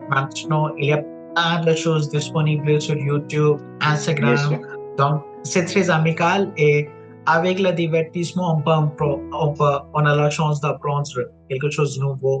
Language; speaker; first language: French; non-native, fluent; Punjabi